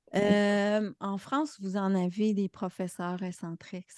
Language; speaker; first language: French; native; French